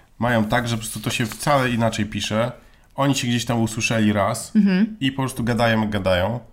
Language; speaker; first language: Polish; native; Polish